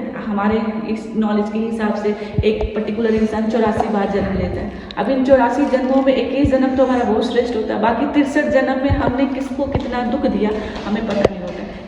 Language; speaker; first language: Hindi; native; Hindi